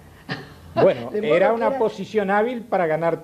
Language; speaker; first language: Spanish; native; Spanish